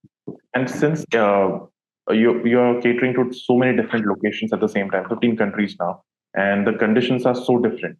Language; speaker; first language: English; non-native, local second language; Hindi